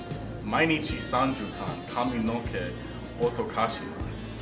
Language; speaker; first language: Japanese; non-native, learner; English